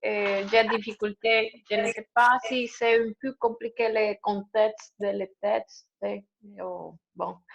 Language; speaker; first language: French; non-native, learner; Spanish